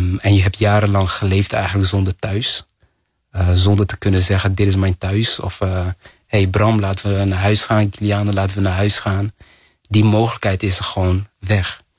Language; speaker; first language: Dutch; early bilingual, other home language; Kinyarwanda